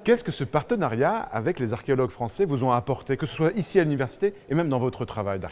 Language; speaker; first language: French; native; French